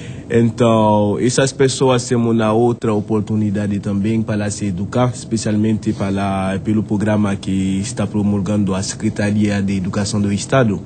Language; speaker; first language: Portuguese; non-native, fluent; Haitian Creole